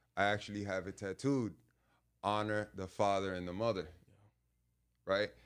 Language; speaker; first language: English; native; English